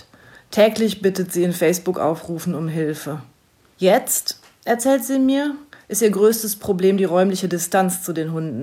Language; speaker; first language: German; native; German